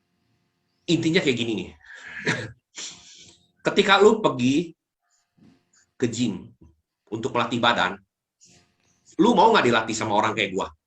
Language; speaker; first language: Indonesian; native; Indonesian